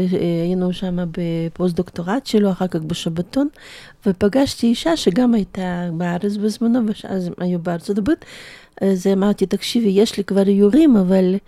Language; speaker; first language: Hebrew; non-native, fluent; Russian